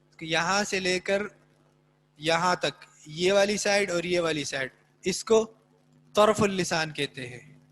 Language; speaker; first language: Urdu; native; Urdu